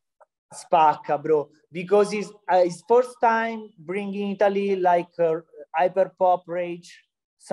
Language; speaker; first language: English; non-native, learner; Italian